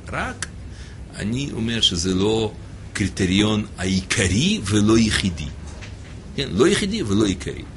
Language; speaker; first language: Hebrew; non-native, fluent; English